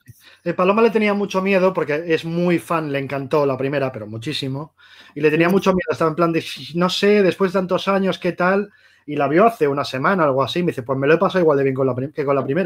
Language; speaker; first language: Spanish; native; Spanish